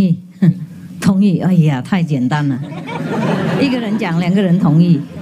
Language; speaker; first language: Chinese; non-native, fluent; Vietnamese